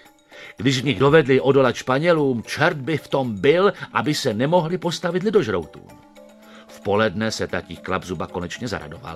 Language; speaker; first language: Czech; native; Czech